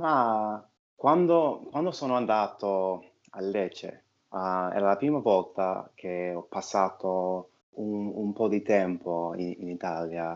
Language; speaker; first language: Italian; non-native, fluent; English